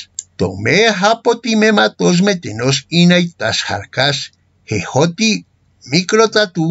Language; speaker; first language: Greek; non-native, fluent; Spanish